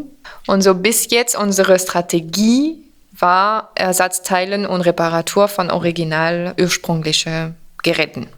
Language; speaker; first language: German; non-native, fluent; French